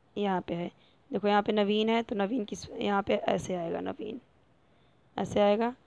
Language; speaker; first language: Hindi; non-native, local second language; Marathi